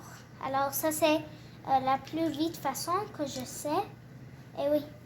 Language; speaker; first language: French; non-native, learner; English